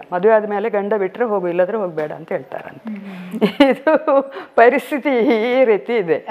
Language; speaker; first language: Kannada; non-native, local second language; Malayalam